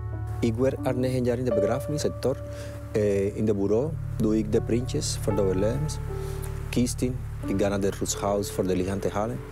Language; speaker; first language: Dutch; non-native, fluent; Spanish